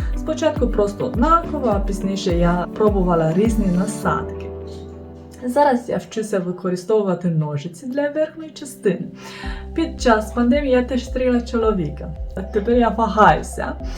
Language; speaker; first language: Ukrainian; non-native, fluent; Romanian